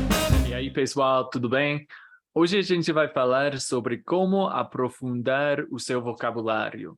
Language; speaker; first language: Portuguese; non-native, fluent; English